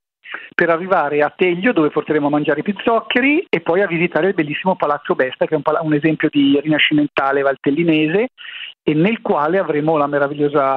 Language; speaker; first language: Italian; native; Italian